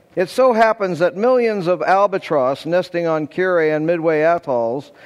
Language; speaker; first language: English; native; English